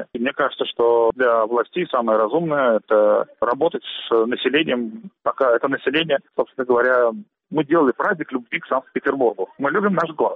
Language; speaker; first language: Russian; native; Russian